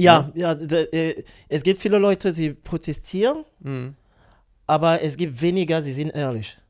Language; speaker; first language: German; non-native, learner; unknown